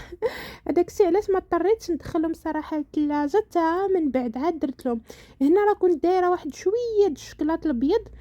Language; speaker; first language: Arabic; native; Arabic